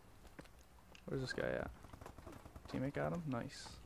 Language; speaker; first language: English; native; English